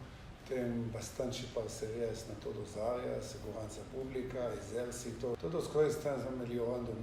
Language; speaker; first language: Portuguese; non-native, learner; Hebrew